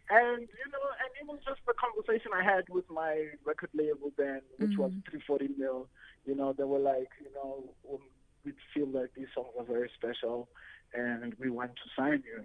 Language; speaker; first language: English; non-native, local second language; Xhosa